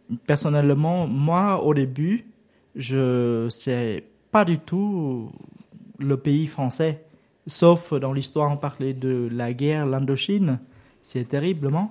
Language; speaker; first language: French; non-native, learner; Vietnamese